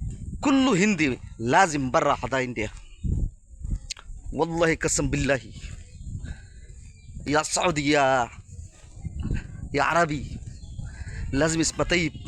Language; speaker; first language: Arabic; non-native, learner; Bangla